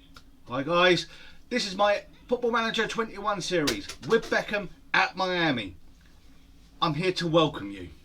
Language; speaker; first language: English; native; English